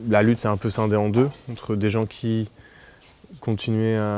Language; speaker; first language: French; native; French